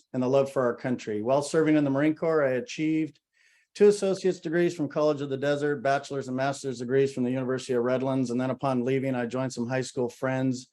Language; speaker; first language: English; native; English